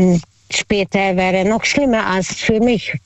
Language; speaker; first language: German; non-native, learner; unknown